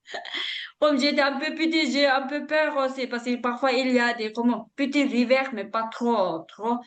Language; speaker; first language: French; non-native, learner; Tibetan